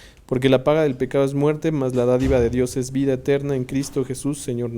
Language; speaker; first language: Spanish; native; Spanish